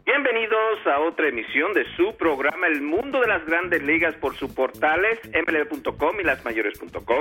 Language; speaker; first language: Spanish; native; Spanish